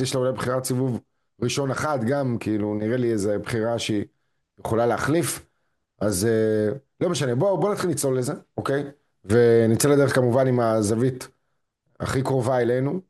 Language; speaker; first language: Hebrew; native; Hebrew